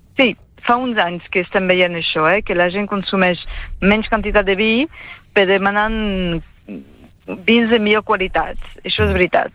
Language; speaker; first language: Catalan; non-native, fluent; French